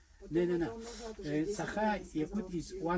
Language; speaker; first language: English; non-native, learner; Russian